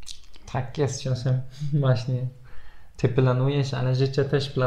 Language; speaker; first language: Polish; non-native, fluent; Turkish